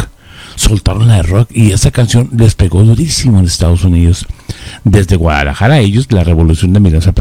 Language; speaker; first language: Spanish; native; Spanish